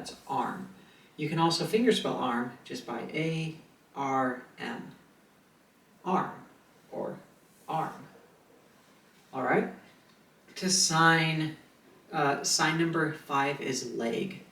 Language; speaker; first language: English; native; English